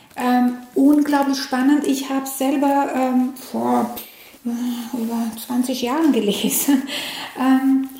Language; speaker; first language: German; non-native, fluent; Albanian